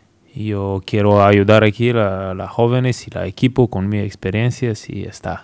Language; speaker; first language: Spanish; non-native, learner; Bulgarian